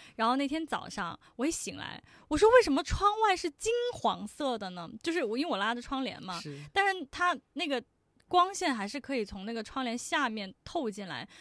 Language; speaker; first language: Chinese; non-native, local second language; Cantonese